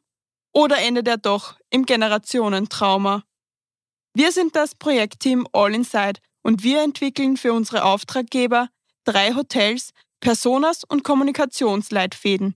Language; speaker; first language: German; native; German